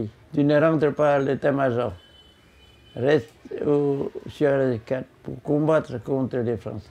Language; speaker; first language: French; non-native, local second language; Vietnamese